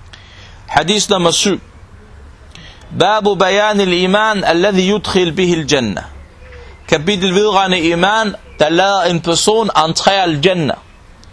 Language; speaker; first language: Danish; non-native, local second language; Arabic